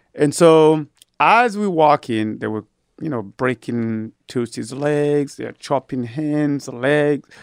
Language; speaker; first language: English; non-native, fluent; Rundi